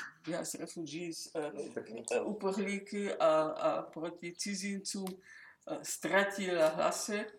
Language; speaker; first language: Czech; non-native, local second language; German